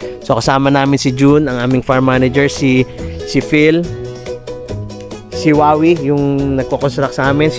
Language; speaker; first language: Filipino; native; Filipino